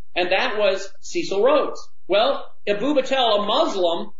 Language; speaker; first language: English; native; English